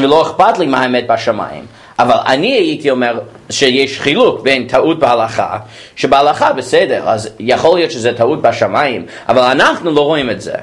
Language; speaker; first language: Hebrew; non-native, fluent; English